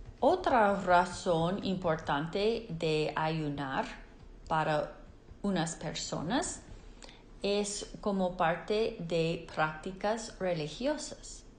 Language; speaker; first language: Spanish; non-native, fluent; English